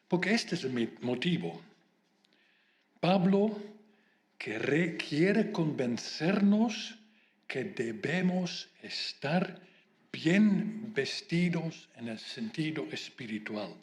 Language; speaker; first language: Spanish; non-native, fluent; Dutch